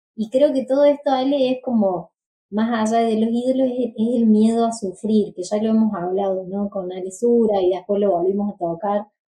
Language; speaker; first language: Spanish; native; Spanish